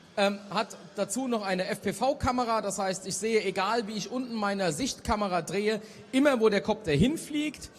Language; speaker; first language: German; native; German